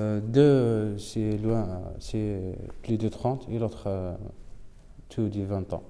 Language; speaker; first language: French; non-native, local second language; Arabic